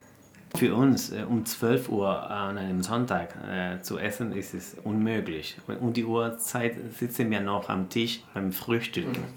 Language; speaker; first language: German; non-native, fluent; Spanish